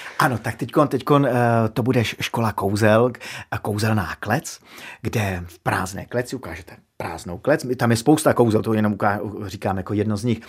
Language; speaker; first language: Czech; native; Czech